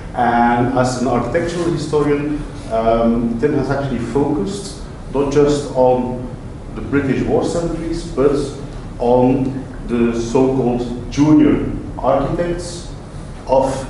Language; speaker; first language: English; non-native, fluent; Dutch